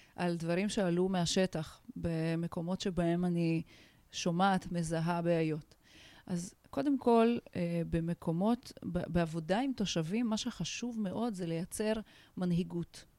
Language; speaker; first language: Hebrew; non-native, fluent; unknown